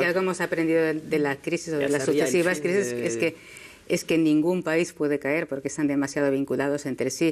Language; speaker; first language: Spanish; native; Spanish